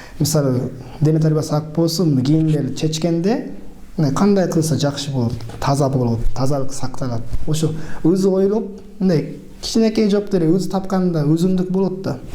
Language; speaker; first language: Kyrgyz; non-native, learner; Japanese